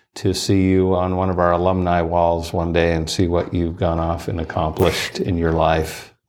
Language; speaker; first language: English; native; English